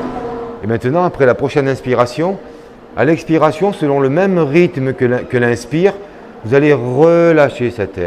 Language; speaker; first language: French; native; French